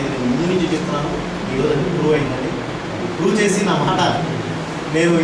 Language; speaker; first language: Telugu; native; Telugu